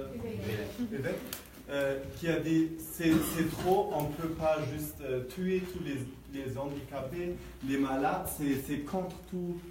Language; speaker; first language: French; non-native, fluent; German